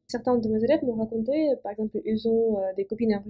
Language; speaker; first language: French; non-native, fluent; Russian